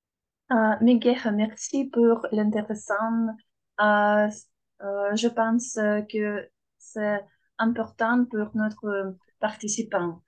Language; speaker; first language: French; non-native, learner; Russian